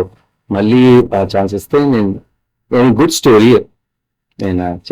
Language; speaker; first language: Telugu; non-native, learner; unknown